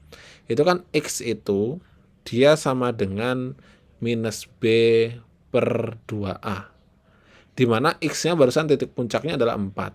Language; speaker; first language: Indonesian; native; Indonesian